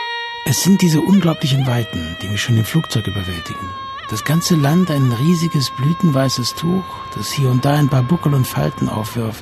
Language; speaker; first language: German; native; German